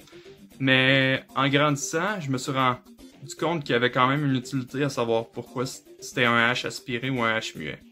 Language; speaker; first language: French; native; French